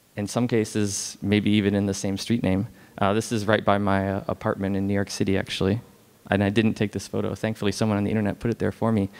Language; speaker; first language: English; native; English